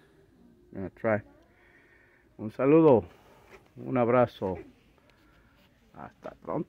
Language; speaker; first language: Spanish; early bilingual, heritage; Spanish